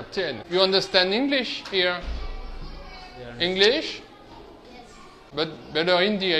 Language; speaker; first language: English; non-native, learner; French